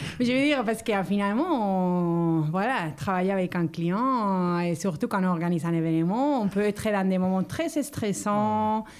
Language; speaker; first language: French; non-native, fluent; Spanish